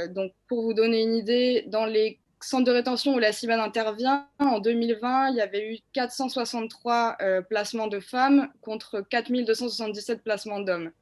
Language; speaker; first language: French; native; French